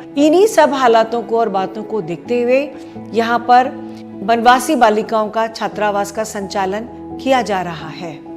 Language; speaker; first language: Hindi; native; Hindi